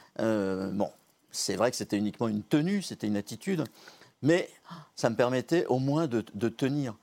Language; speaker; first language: French; native; French